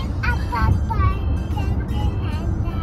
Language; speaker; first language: Korean; early bilingual, heritage; Korean